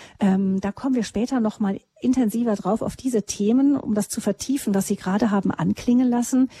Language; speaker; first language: German; native; German